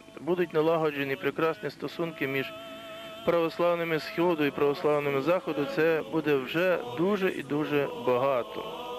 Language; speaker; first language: Ukrainian; native; Ukrainian